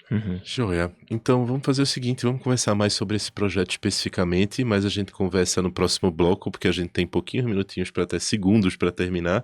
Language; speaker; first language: Portuguese; native; Portuguese